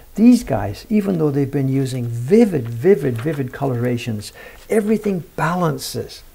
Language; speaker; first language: English; native; English